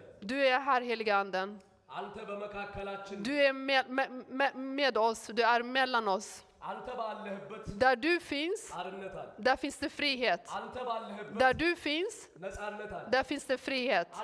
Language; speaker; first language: Swedish; non-native, fluent; Amharic